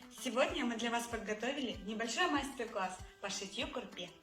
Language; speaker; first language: Russian; native; Russian